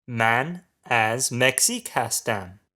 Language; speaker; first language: Persian; non-native, learner; English